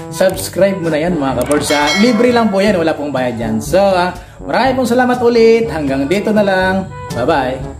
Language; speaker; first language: Filipino; non-native, local second language; Cebuano